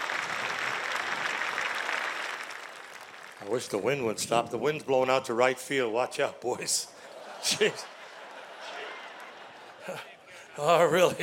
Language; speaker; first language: English; native; English